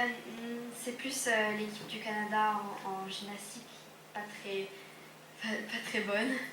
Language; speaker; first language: French; non-native, local second language; English